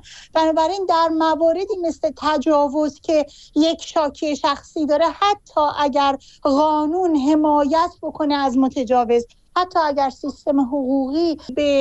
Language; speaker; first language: Persian; native; Persian